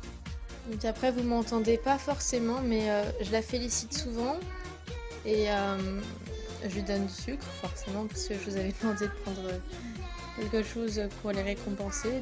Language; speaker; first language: French; native; French